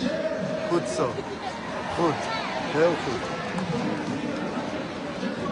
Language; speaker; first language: Dutch; non-native, fluent; Azerbaijani